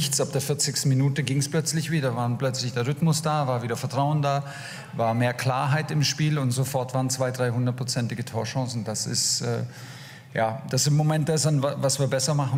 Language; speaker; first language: German; native; German